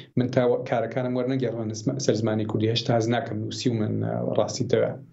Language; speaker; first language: Central Kurdish; non-native, local second language; Gurani